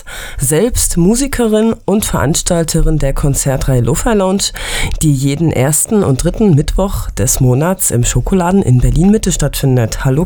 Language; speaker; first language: German; native; German